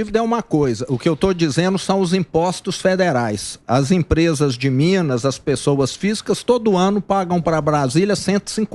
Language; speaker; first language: Portuguese; native; Portuguese